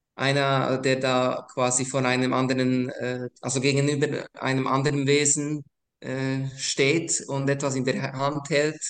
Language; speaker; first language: German; early bilingual, other home language; Slovak